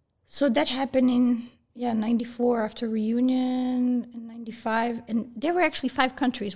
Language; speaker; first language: English; early bilingual, other home language; Bosnian